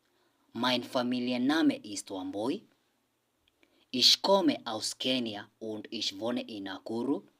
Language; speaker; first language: German; non-native, learner; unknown